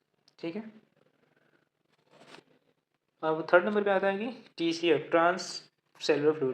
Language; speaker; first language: Hindi; native; Hindi